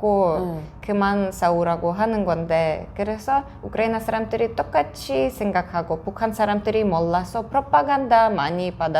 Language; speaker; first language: Korean; non-native, fluent; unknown